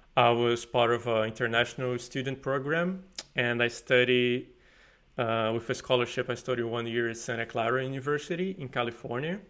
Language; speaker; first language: English; non-native, fluent; Portuguese